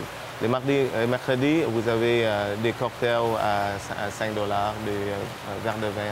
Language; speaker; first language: French; non-native, fluent; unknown